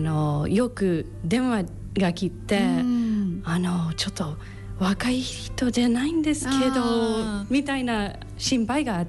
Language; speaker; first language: Japanese; non-native, learner; English